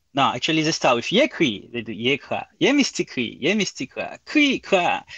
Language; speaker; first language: English; non-native, fluent; French